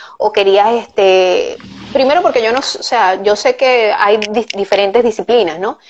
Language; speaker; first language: Spanish; native; Spanish